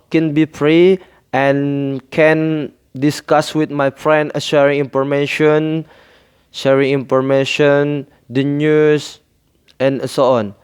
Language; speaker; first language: English; non-native, learner; Indonesian